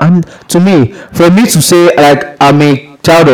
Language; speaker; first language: English; non-native, local second language; Yoruba